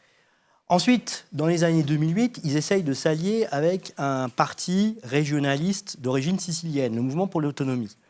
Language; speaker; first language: French; native; French